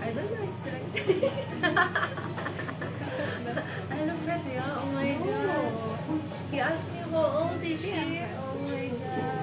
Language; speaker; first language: English; non-native, learner; Indonesian